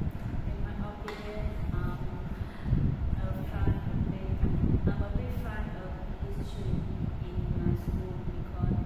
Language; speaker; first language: English; non-native, learner; Vietnamese